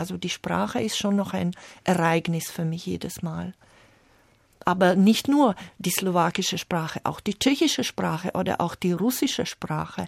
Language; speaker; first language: German; non-native, fluent; Slovak